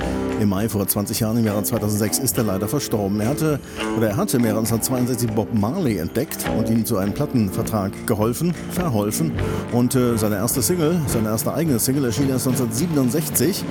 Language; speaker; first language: German; native; German